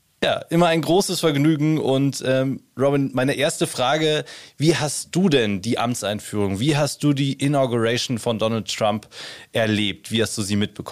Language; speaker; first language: German; native; German